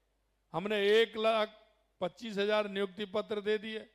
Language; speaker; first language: Hindi; native; Hindi